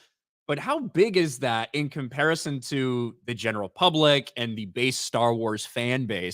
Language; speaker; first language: English; native; English